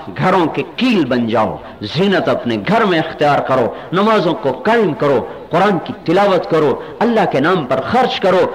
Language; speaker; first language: Urdu; non-native, local second language; Punjabi